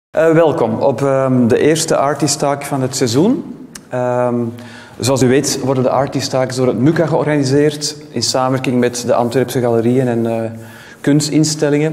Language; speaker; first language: Dutch; native; Dutch